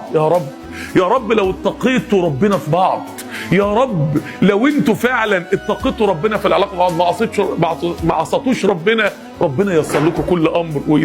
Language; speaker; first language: Arabic; native; Arabic